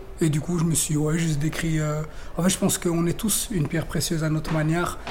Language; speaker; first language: French; native; French